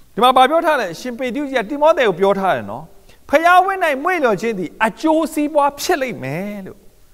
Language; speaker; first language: Burmese; non-native, local second language; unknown